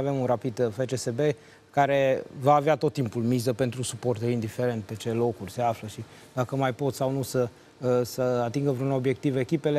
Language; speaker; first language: Romanian; native; Romanian